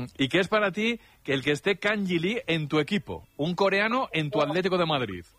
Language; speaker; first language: Spanish; native; Spanish